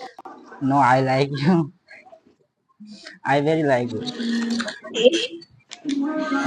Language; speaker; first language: English; non-native, learner; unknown